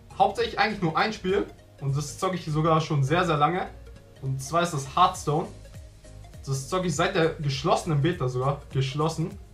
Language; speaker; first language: German; early bilingual, other home language; Vietnamese